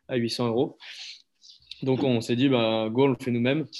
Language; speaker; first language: French; native; French